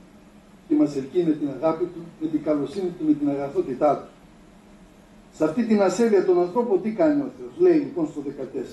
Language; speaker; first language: Greek; native; Greek